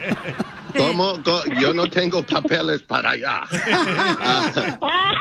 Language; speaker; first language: Spanish; non-native, learner; English